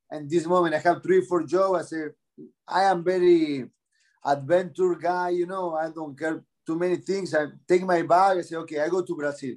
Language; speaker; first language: English; non-native, learner; Spanish